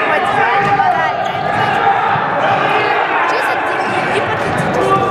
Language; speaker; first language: Russian; native; Russian